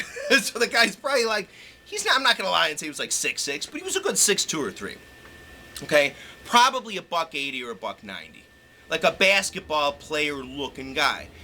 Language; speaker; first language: English; native; English